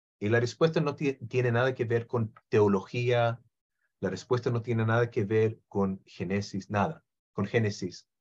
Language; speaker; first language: Spanish; non-native, fluent; Hebrew